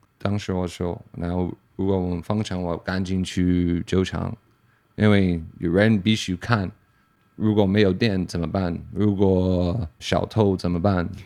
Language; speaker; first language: Chinese; non-native, fluent; English